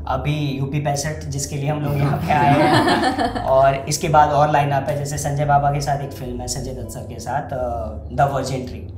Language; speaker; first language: Hindi; native; Hindi